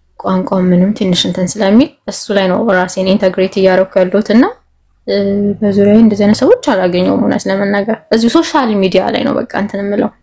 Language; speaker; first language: Amharic; native; Amharic